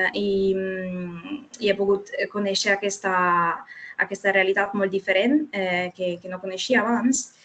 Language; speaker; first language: Catalan; non-native, fluent; Italian